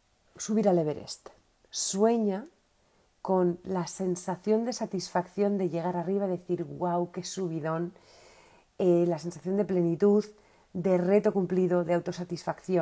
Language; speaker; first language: Spanish; native; Spanish